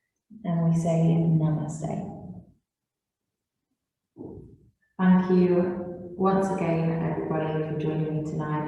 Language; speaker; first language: English; native; English